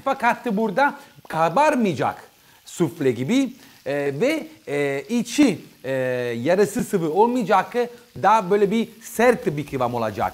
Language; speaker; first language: Turkish; non-native, fluent; Italian